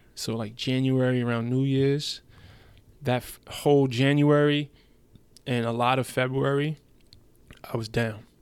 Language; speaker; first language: English; early bilingual, other home language; German